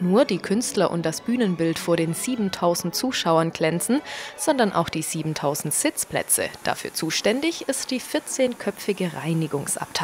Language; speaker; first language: German; native; German